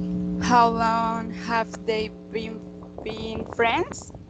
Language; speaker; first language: English; non-native, learner; Spanish